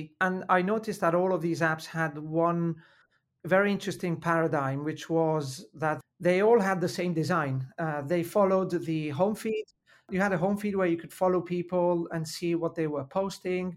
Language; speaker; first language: English; non-native, fluent; Italian